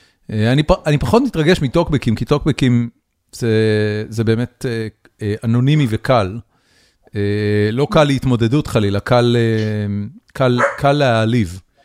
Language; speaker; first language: Hebrew; native; Hebrew